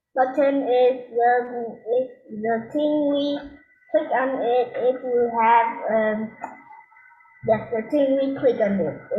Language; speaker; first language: English; non-native, learner; Vietnamese